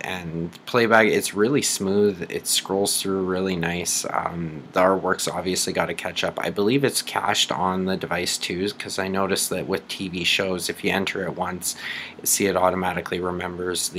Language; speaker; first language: English; native; English